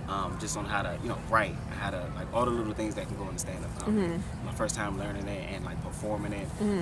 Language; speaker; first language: English; native; English